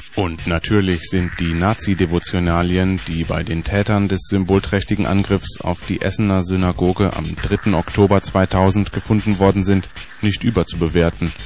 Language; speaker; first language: German; native; German